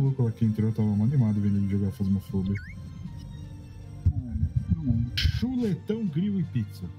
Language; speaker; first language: Portuguese; native; Portuguese